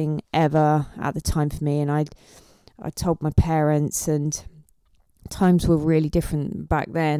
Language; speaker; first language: English; native; English